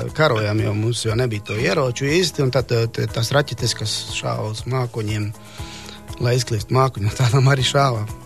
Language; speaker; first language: Latvian; non-native, fluent; Croatian